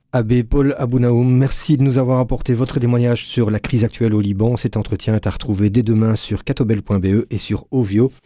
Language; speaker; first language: French; native; French